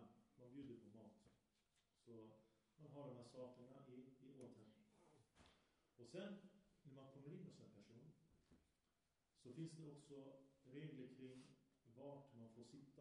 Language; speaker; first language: Swedish; early bilingual, other home language; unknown